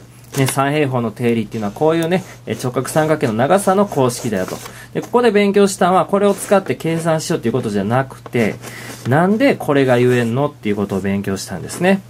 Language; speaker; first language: Japanese; native; Japanese